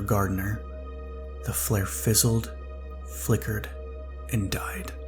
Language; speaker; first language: English; native; English